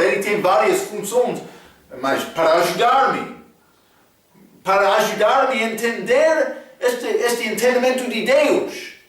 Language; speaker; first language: Portuguese; non-native, fluent; English